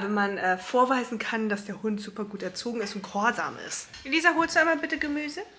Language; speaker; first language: German; native; German